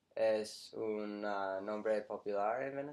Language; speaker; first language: Spanish; non-native, learner; English